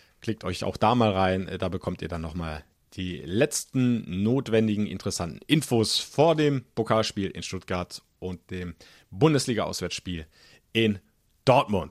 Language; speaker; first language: German; native; German